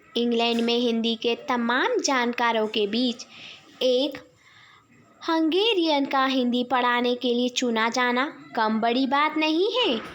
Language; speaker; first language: Hindi; native; Hindi